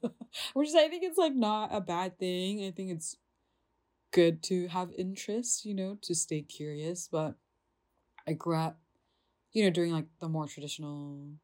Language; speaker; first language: English; non-native, fluent; Indonesian